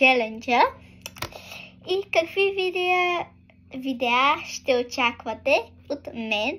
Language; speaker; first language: Bulgarian; early bilingual, heritage; Bulgarian